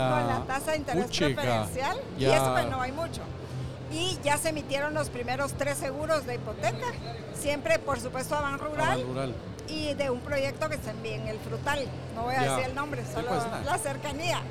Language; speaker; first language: Spanish; native; Spanish